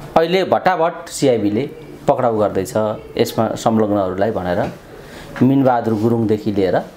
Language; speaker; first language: Nepali; native; Nepali